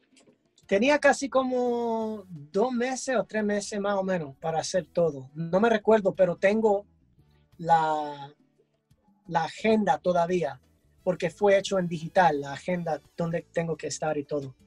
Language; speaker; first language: Spanish; early bilingual, heritage; English